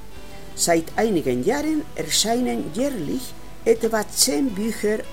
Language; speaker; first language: German; non-native, learner; Spanish